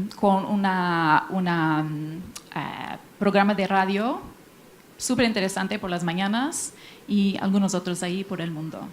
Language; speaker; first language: Spanish; non-native, fluent; English